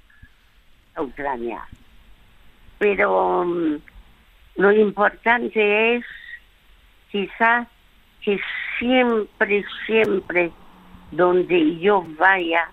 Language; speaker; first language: Spanish; early bilingual, other home language; French